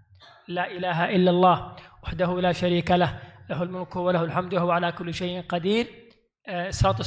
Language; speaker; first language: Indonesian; non-native, learner; Arabic